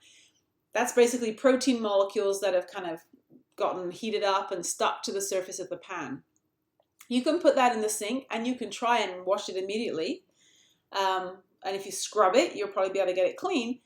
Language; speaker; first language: English; native; English